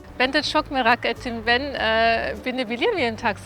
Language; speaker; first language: Turkish; non-native, fluent; German